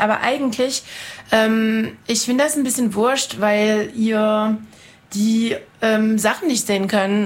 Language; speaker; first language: German; non-native, fluent; French